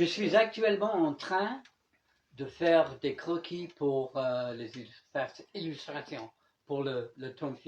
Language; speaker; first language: French; non-native, fluent; English